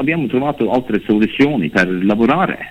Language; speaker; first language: Italian; non-native, learner; Norwegian